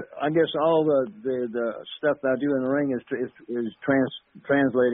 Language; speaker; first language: English; native; English